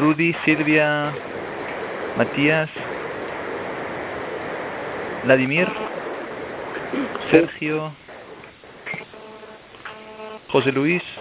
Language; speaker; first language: Spanish; non-native, fluent; German